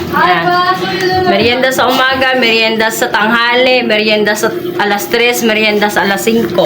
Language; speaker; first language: Filipino; non-native, local second language; Cebuano